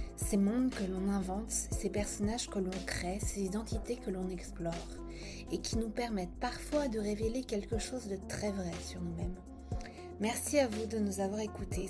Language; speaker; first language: French; native; French